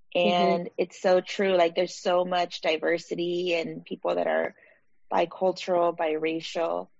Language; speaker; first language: English; native; English